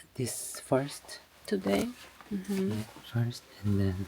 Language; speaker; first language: English; non-native, learner; Korean